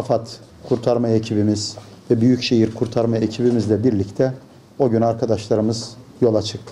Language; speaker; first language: Turkish; native; Turkish